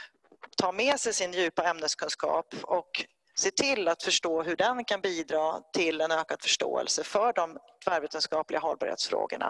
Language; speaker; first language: Swedish; native; Swedish